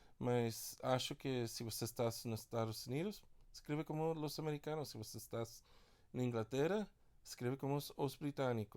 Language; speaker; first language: Portuguese; non-native, learner; English